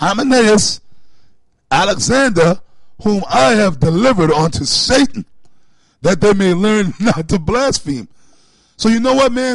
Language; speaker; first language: English; native; English